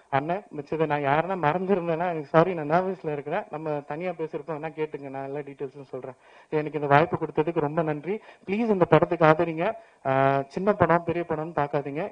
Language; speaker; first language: Tamil; native; Tamil